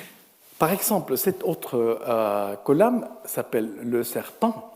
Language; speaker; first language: French; non-native, fluent; Spanish